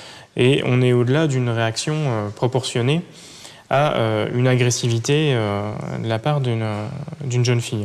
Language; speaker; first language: French; native; French